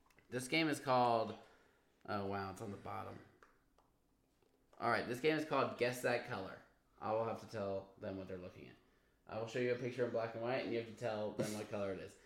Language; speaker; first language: English; native; English